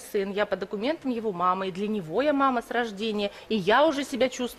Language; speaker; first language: Russian; native; Russian